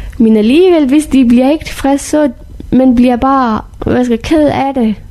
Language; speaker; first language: Danish; non-native, fluent; Persian